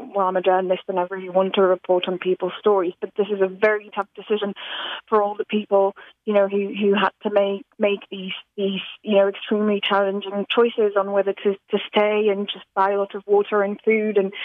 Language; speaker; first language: English; non-native, fluent; Slovak